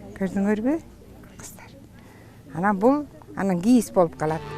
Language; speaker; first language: Kyrgyz; native; Kyrgyz